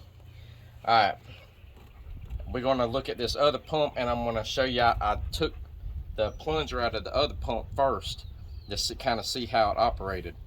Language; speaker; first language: English; native; English